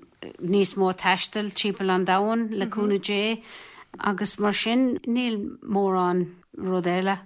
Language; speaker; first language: Irish; non-native, local second language; English